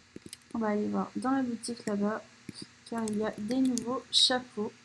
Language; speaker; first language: French; native; French